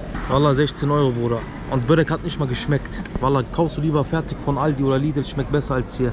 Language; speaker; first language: German; early bilingual, other home language; Turkish